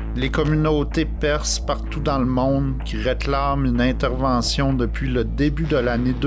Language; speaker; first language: French; native; French